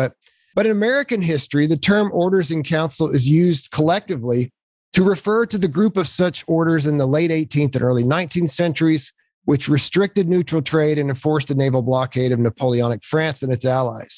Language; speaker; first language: English; native; English